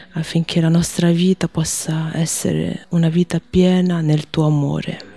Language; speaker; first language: Italian; early bilingual, other home language; Chinese